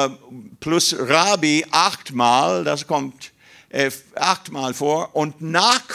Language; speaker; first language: German; non-native, fluent; English